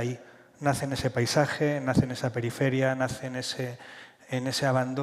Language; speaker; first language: Spanish; native; Spanish